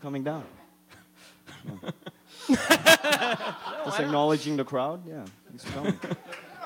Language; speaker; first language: English; non-native, local second language; Chinese